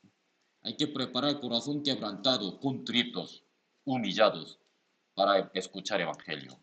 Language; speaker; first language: Spanish; non-native, learner; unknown